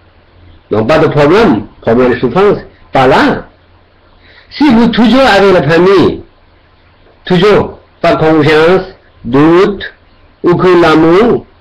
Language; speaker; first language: French; non-native, learner; Tibetan